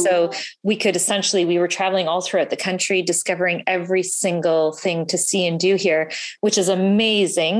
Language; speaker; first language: English; native; English